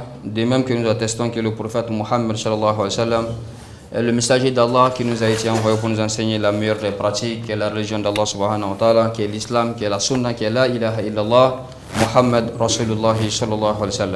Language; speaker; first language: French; non-native, local second language; Bambara